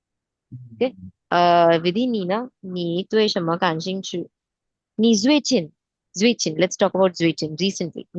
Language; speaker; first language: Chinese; non-native, fluent; Hindi